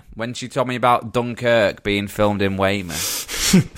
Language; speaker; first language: English; native; English